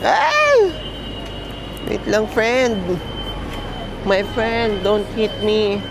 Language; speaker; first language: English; non-native, local second language; Filipino